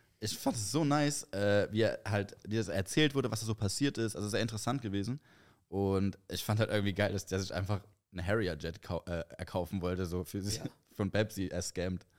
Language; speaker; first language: German; native; German